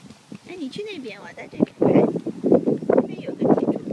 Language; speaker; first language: Chinese; native; Chinese